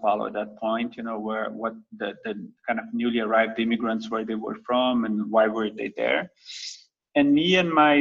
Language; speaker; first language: English; non-native, fluent; Portuguese